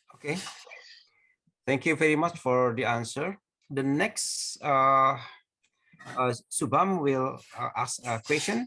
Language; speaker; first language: English; non-native, fluent; Indonesian